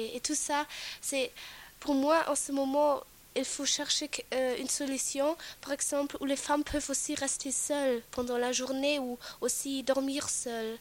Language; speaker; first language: French; non-native, fluent; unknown